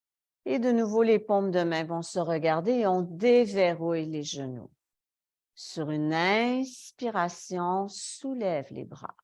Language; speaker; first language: French; native; French